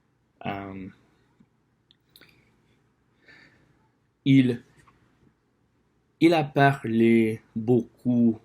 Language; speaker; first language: French; non-native, learner; English